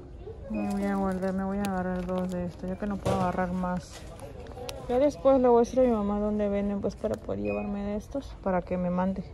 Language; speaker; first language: Spanish; native; Spanish